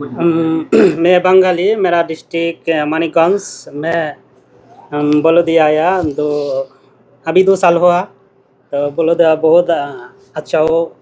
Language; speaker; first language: Hindi; non-native, learner; Bangla